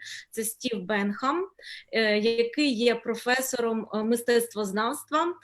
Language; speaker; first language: Ukrainian; native; Ukrainian